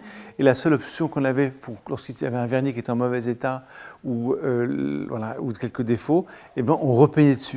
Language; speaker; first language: French; native; French